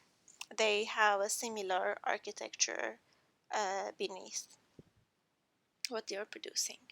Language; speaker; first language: English; non-native, fluent; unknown